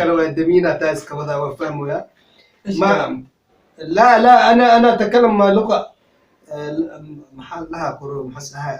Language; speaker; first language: Arabic; non-native, learner; Somali